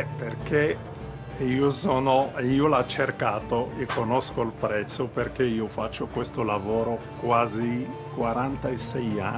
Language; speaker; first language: Italian; non-native, fluent; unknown